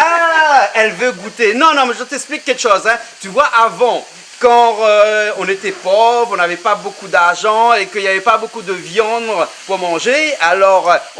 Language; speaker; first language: French; native; French